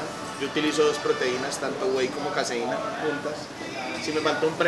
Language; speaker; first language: Spanish; native; Spanish